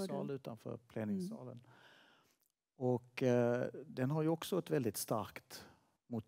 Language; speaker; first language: Swedish; native; Swedish